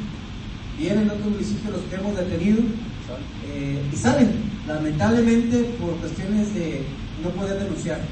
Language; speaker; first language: Spanish; native; Spanish